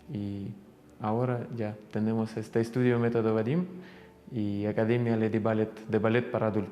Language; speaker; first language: Spanish; non-native, fluent; Russian